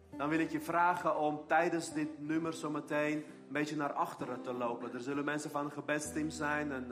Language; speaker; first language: Dutch; non-native, fluent; Armenian